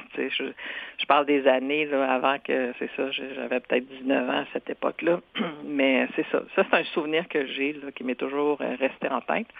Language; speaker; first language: French; non-native, local second language; Cree